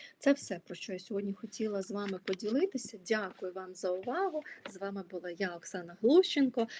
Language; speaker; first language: Ukrainian; non-native, local second language; Russian